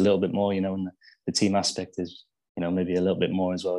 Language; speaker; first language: English; native; English